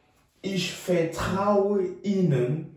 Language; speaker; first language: German; non-native, fluent; French